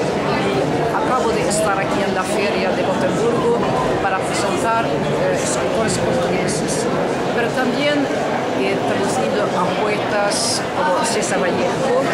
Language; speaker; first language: Spanish; non-native, fluent; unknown